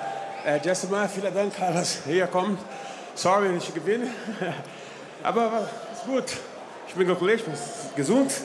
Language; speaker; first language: German; non-native, learner; Portuguese